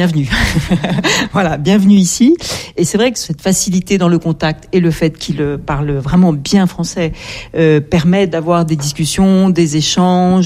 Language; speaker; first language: French; native; French